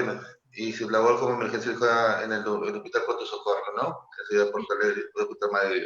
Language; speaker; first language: Spanish; native; Spanish